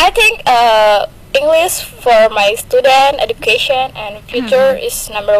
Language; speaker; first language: English; non-native, learner; Indonesian